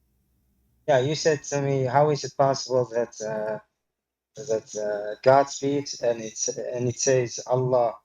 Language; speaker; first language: English; non-native, learner; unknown